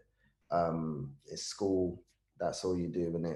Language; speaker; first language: English; early bilingual, other home language; Hausa